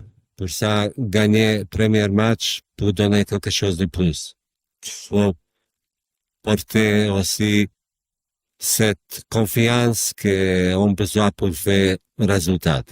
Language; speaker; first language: French; non-native, learner; Bosnian